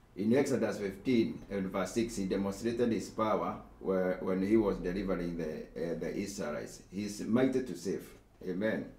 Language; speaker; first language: English; non-native, local second language; Swahili